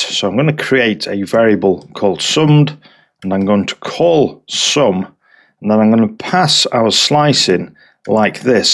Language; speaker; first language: English; native; English